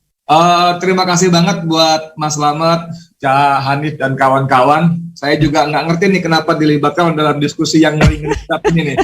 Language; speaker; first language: Indonesian; native; Indonesian